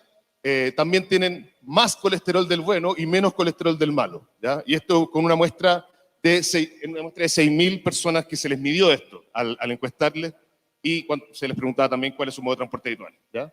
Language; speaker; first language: Spanish; native; Spanish